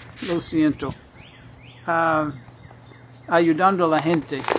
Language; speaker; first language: Spanish; non-native, fluent; English